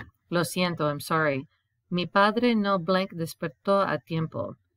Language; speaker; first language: Spanish; non-native, fluent; English